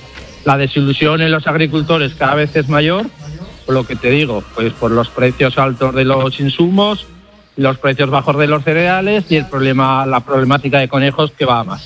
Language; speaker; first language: Spanish; native; Spanish